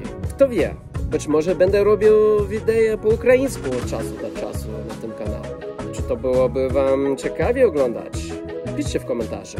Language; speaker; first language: Polish; non-native, fluent; English